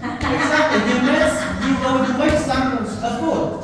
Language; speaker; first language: English; non-native, learner; Vietnamese